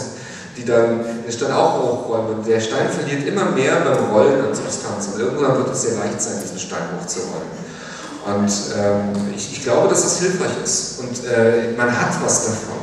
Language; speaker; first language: German; native; German